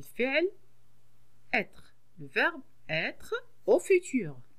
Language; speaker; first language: French; non-native, local second language; Arabic